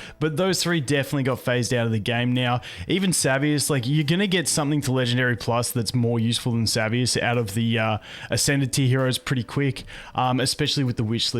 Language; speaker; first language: English; native; English